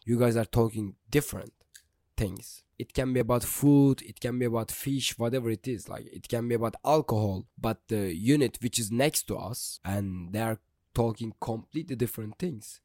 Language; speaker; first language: English; non-native, fluent; Turkish